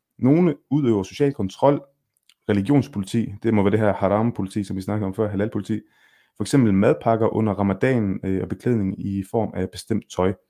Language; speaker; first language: Danish; early bilingual, other home language; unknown